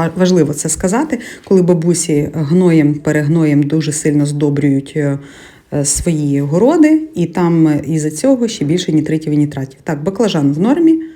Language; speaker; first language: Ukrainian; native; Ukrainian